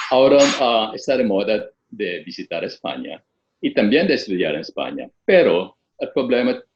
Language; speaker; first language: Spanish; non-native, fluent; Filipino